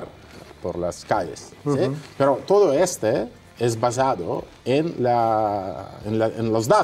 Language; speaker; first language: Spanish; non-native, fluent; Russian